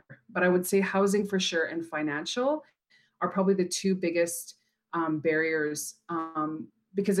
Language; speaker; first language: English; native; English